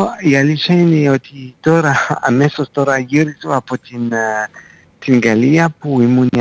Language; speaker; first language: Greek; non-native, fluent; French